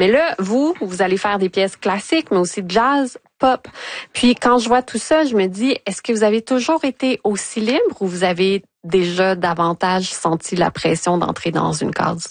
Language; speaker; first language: French; native; French